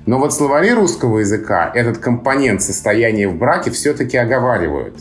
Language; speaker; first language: Russian; native; Russian